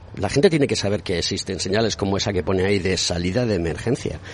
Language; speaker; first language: Spanish; native; Spanish